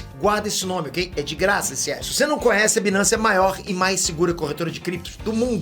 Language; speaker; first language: Portuguese; native; Portuguese